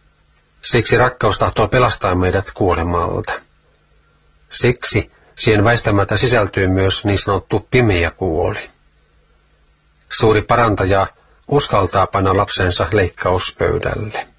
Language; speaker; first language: Finnish; native; Finnish